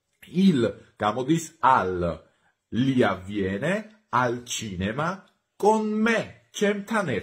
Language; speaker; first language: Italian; non-native, fluent; Georgian